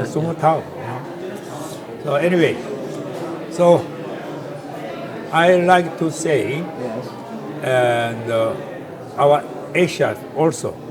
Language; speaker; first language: English; non-native, learner; Korean